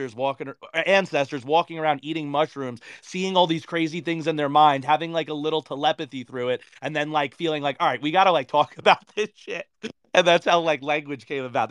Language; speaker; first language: English; native; English